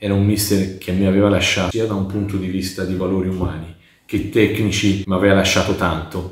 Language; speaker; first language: Italian; native; Italian